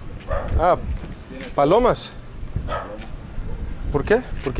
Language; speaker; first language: Spanish; non-native, learner; English